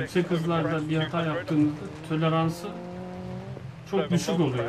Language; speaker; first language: Turkish; native; Turkish